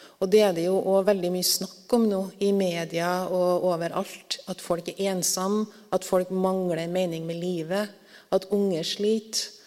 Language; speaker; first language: Norwegian; native; Norwegian